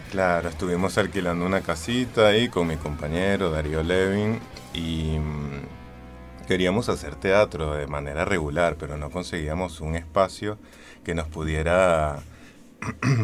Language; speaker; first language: Spanish; native; Spanish